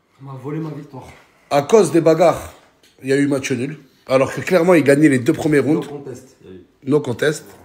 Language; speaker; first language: French; native; French